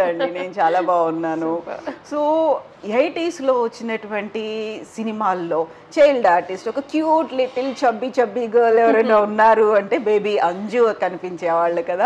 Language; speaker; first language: Telugu; native; Telugu